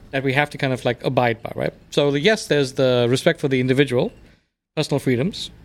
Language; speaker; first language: English; native; English